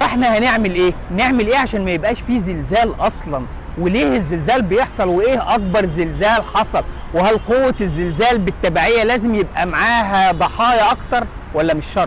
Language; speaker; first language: Arabic; native; Arabic